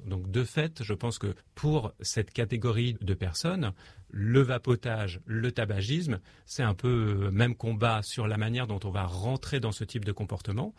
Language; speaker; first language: French; native; French